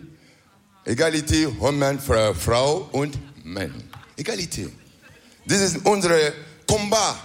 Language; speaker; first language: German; non-native, learner; French